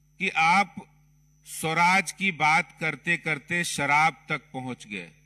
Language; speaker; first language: Hindi; native; Hindi